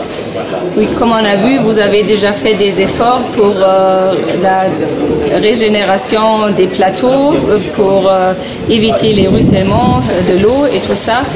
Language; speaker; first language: French; non-native, fluent; German